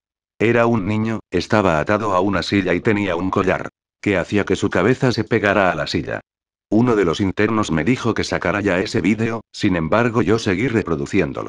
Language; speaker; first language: Spanish; native; Spanish